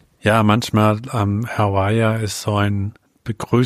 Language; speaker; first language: German; non-native, fluent; English